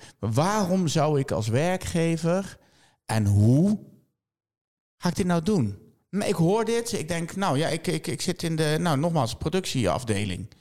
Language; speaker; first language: Dutch; native; Dutch